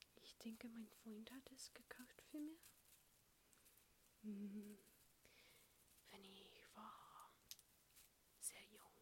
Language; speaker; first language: German; non-native, learner; English